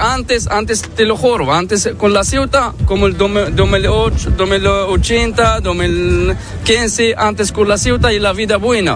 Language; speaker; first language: Spanish; non-native, learner; Arabic